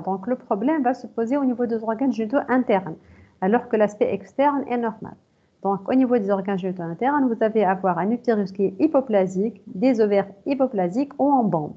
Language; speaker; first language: French; non-native, local second language; Arabic